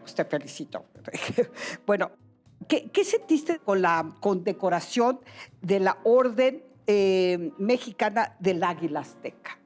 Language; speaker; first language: Spanish; native; Spanish